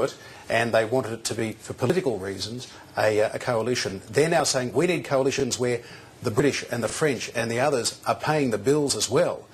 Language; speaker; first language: English; native; English